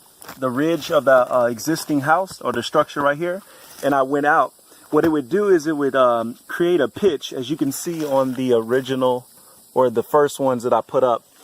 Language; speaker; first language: English; native; English